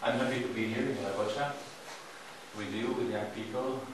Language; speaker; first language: English; non-native, fluent; Slovak